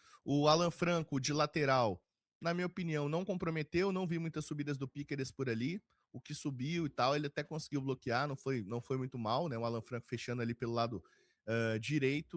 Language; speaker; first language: Portuguese; native; Portuguese